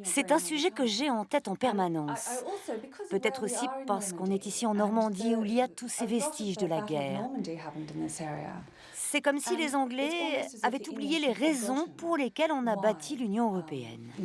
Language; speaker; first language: French; non-native, fluent; English